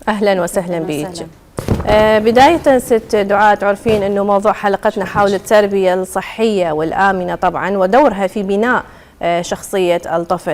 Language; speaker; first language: Arabic; native; Arabic